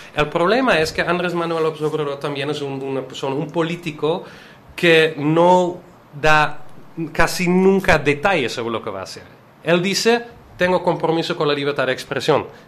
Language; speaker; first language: Spanish; non-native, fluent; Dutch